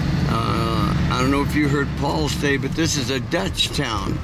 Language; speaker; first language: English; native; English